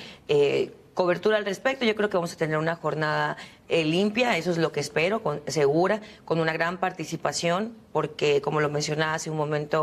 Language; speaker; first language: Spanish; native; Spanish